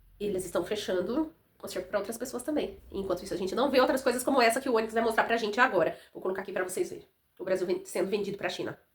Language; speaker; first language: Portuguese; native; Portuguese